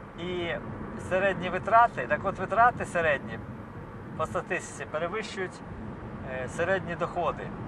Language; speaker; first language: Ukrainian; non-native, local second language; Russian